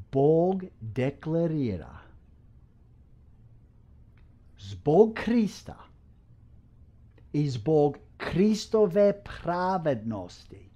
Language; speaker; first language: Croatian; early bilingual, heritage; Croatian